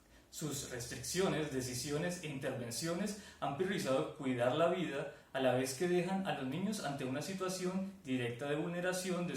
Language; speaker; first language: Spanish; native; Spanish